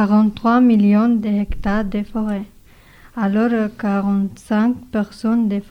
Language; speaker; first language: French; non-native, learner; Arabic